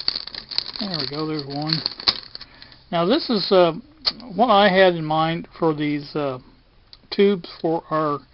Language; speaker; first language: English; native; English